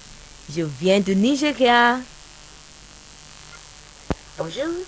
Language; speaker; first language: French; non-native, fluent; Yoruba